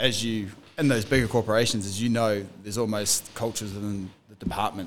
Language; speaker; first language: English; native; English